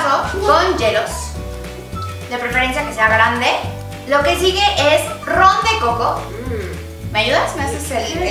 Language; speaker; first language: Spanish; native; Spanish